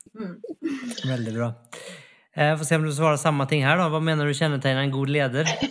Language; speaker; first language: Norwegian; non-native, fluent; Swedish